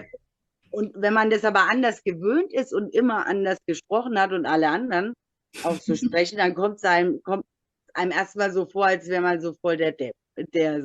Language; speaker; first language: German; native; German